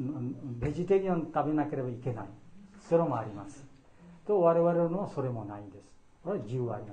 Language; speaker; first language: Japanese; non-native, fluent; Bangla